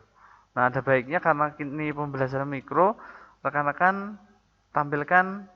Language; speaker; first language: Indonesian; native; Indonesian